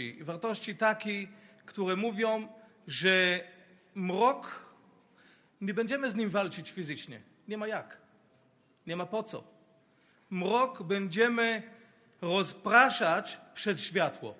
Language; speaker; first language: Polish; non-native, fluent; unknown